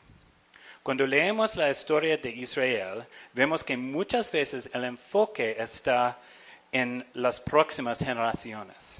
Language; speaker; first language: Spanish; non-native, fluent; English